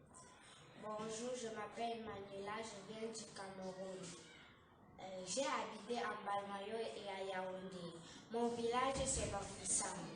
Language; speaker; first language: French; native; French